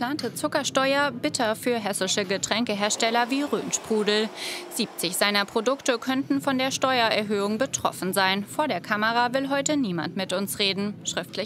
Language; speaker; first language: German; native; German